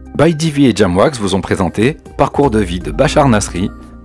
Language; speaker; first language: French; native; French